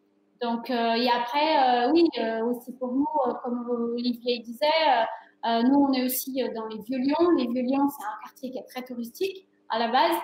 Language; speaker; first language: French; non-native, fluent; Portuguese